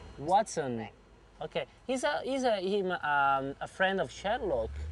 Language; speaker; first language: English; non-native, learner; Italian